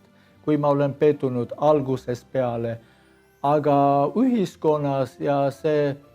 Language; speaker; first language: Estonian; non-native, learner; Armenian